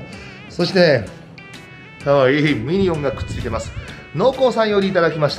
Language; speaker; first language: Japanese; native; Japanese